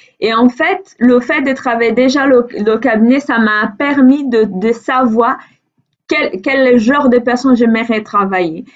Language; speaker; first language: French; non-native, fluent; Portuguese